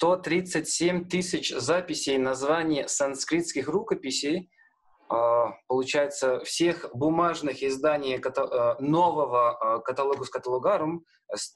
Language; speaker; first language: Russian; native; Russian